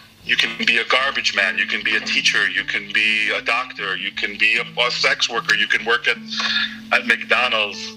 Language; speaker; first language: English; early bilingual, other home language; Greek